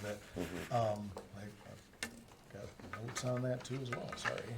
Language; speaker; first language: English; native; English